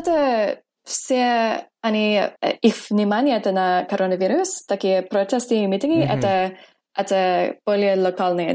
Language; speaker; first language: Russian; non-native, fluent; English